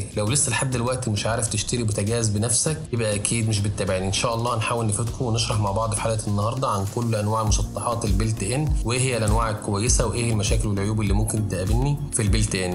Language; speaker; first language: Arabic; native; Arabic